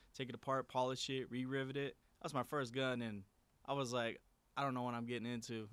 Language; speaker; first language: English; native; English